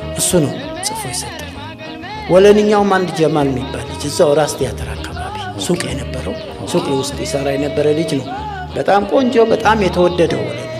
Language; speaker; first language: Amharic; non-native, local second language; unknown